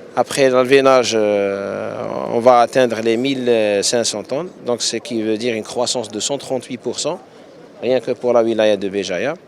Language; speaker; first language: French; non-native, local second language; Arabic